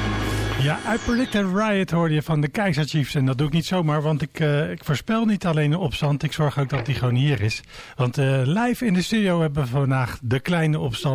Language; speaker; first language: Dutch; native; Dutch